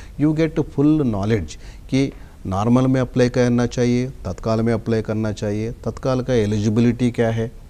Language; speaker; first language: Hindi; non-native, local second language; Telugu